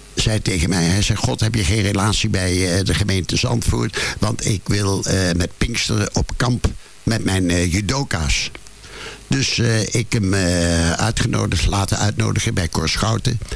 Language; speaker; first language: Dutch; native; Dutch